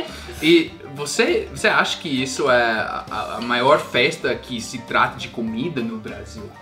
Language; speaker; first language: Portuguese; non-native, fluent; English